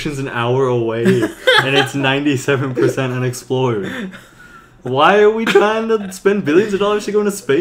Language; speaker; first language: English; native; English